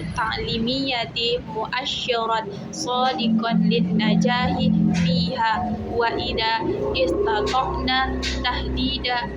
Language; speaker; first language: Arabic; non-native, learner; Indonesian